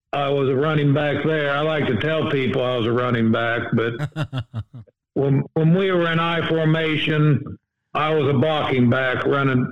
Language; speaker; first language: English; native; English